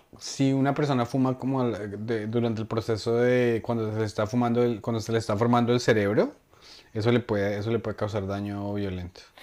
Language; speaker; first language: Spanish; native; Spanish